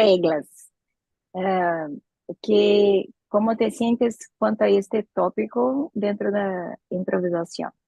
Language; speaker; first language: Spanish; non-native, learner; Portuguese